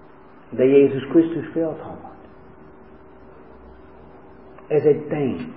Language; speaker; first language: Hungarian; non-native, fluent; English